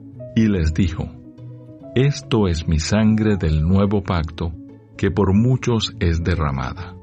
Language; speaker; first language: Spanish; native; Spanish